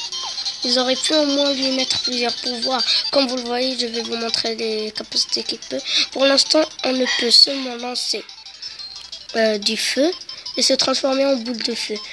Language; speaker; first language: French; native; French